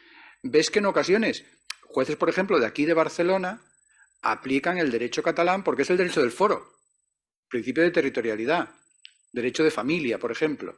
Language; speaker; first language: Spanish; native; Spanish